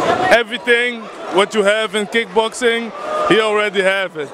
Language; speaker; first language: English; non-native, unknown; Dutch